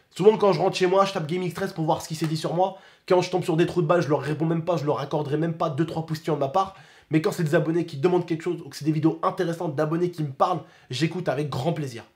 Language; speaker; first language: French; early bilingual, other home language; Arabic